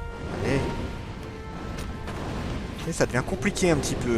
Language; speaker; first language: French; native; French